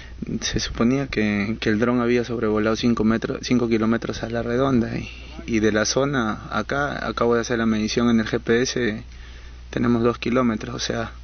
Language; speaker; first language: Spanish; native; Spanish